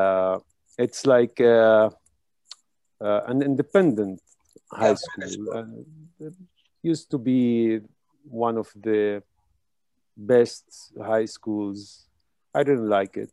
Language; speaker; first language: English; non-native, fluent; Hebrew